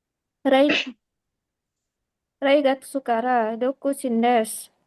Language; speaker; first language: Japanese; non-native, learner; Indonesian